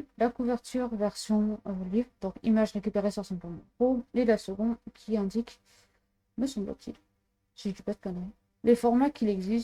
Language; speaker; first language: French; native; French